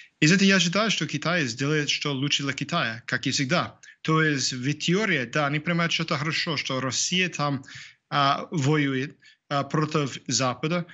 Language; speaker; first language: Russian; non-native, fluent; English